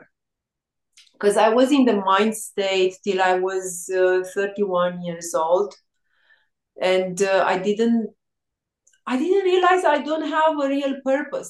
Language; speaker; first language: English; non-native, fluent; Romanian